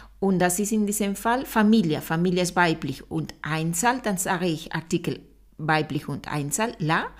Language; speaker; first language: German; non-native, fluent; Spanish